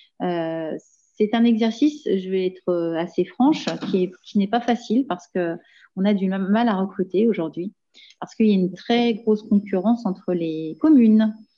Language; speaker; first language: French; native; French